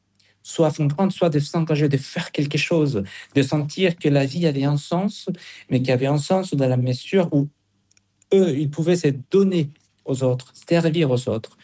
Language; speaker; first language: French; non-native, fluent; Spanish